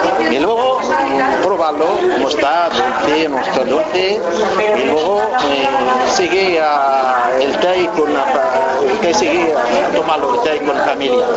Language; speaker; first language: Spanish; non-native, learner; Arabic